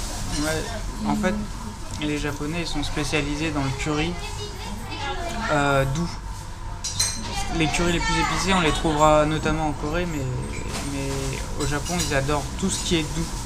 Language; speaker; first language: French; native; French